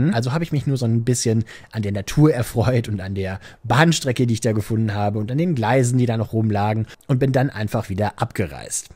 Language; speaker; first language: German; native; German